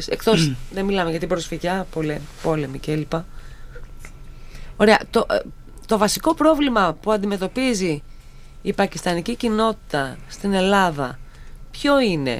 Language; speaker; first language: Greek; native; Greek